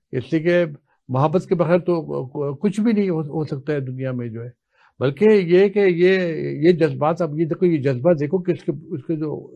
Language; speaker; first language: Urdu; native; Urdu